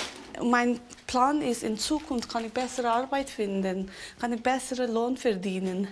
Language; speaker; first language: German; non-native, local second language; Tibetan